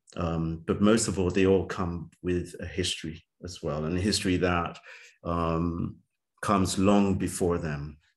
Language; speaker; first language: English; native; English